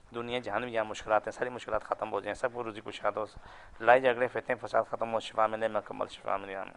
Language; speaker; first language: Urdu; non-native, local second language; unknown